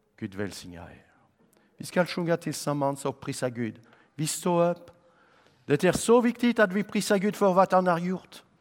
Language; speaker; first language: Swedish; non-native, fluent; French